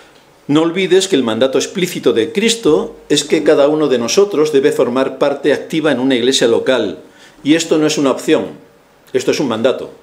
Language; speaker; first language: Spanish; native; Spanish